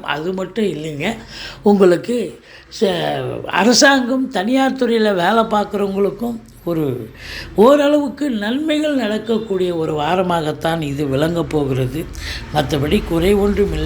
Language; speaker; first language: Tamil; native; Tamil